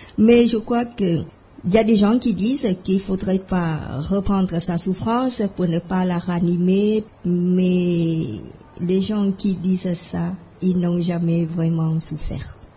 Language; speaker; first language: French; non-native, fluent; Khmer